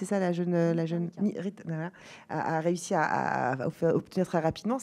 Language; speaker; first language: French; native; French